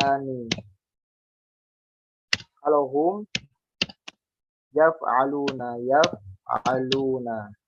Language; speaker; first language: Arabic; non-native, fluent; Indonesian